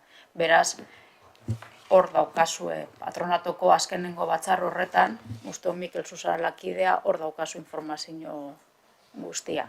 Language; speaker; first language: Basque; native; Basque